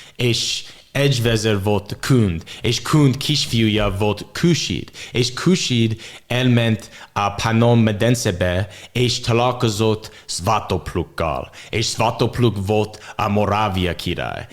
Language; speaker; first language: Hungarian; non-native, learner; English